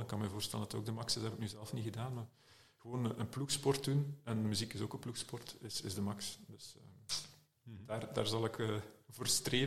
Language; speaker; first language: Dutch; native; Dutch